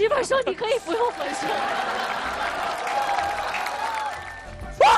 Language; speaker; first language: Chinese; native; Chinese